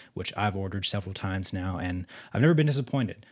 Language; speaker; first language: English; native; English